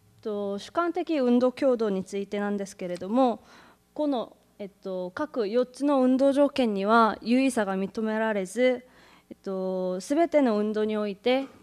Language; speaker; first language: Japanese; non-native, fluent; Korean